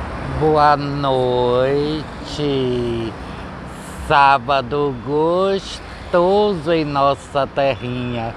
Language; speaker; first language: Portuguese; native; Portuguese